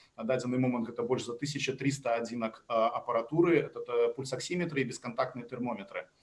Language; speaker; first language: Belarusian; non-native, local second language; Russian